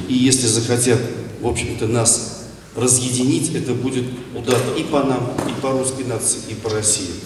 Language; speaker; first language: Russian; non-native, local second language; Tatar